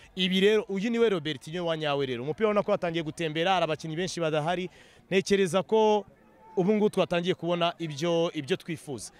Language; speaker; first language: Kinyarwanda; native; Kinyarwanda